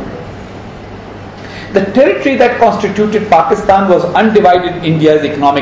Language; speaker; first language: English; non-native, local second language; Urdu